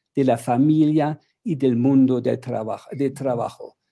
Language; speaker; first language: Spanish; non-native, fluent; German